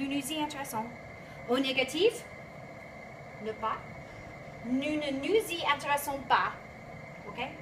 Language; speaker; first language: French; non-native, fluent; English